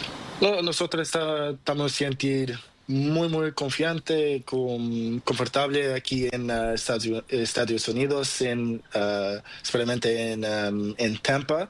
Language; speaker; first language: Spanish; non-native, learner; Portuguese